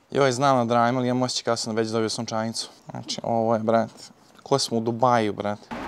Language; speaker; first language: Serbian; native; Serbian